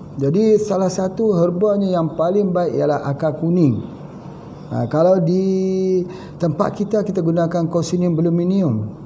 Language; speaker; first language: Malay; native; Malay